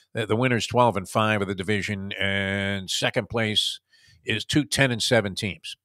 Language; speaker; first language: English; native; English